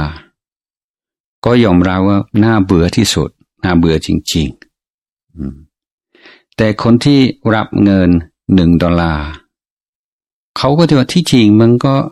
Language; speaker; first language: Thai; non-native, fluent; English